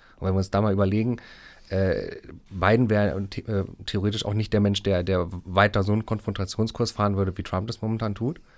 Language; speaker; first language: German; native; German